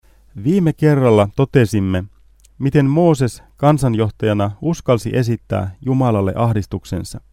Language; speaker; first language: Finnish; native; Finnish